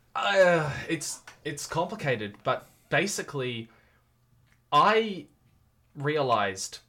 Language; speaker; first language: English; native; English